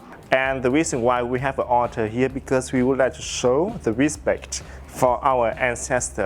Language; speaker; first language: English; non-native, fluent; Vietnamese